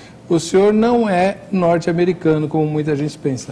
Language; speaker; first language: Portuguese; native; Portuguese